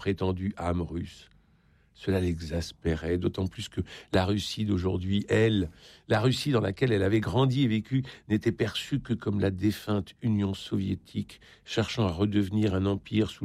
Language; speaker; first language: French; native; French